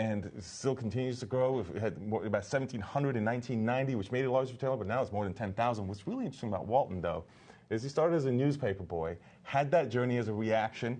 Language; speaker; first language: English; native; English